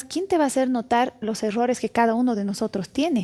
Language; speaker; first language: Spanish; native; Spanish